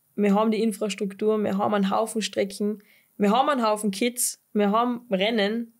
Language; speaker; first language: German; native; German